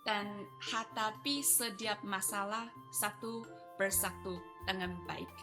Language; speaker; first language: Indonesian; non-native, fluent; Chinese